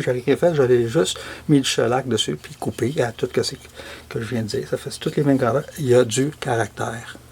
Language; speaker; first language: French; native; French